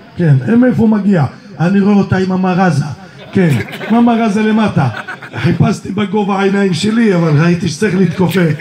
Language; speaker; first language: Hebrew; early bilingual, other home language; Arabic